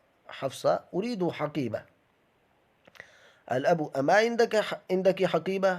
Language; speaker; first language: Arabic; non-native, fluent; Urdu